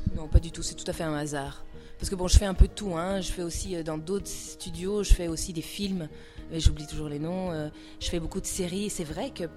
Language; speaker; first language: French; native; French